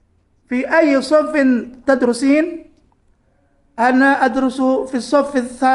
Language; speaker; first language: Arabic; non-native, learner; Indonesian